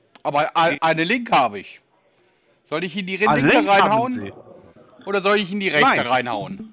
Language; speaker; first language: German; native; German